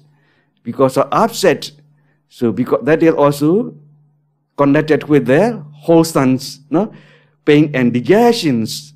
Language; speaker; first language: English; non-native, learner; Burmese